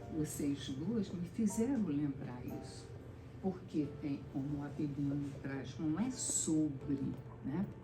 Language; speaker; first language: Portuguese; native; Portuguese